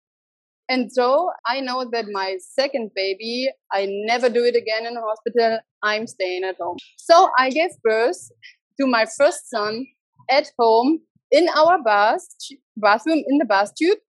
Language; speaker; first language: English; non-native, learner; German